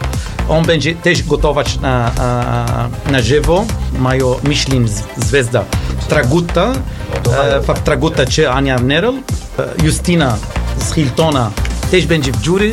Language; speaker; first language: Polish; non-native, learner; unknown